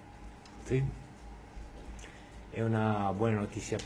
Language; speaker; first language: Italian; non-native, fluent; French